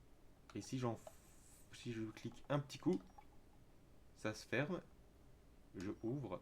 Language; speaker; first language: French; native; French